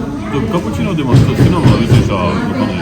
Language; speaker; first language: Japanese; non-native, fluent; French